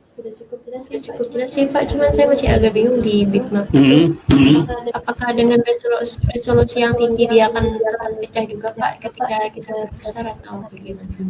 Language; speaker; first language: Indonesian; native; Indonesian